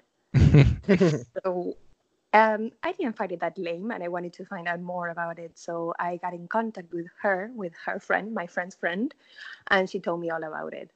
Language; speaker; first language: English; non-native, fluent; Spanish